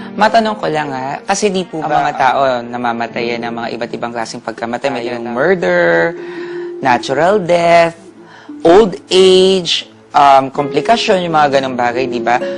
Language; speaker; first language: Filipino; native; Filipino